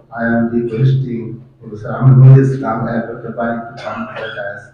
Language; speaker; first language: English; non-native, local second language; Bangla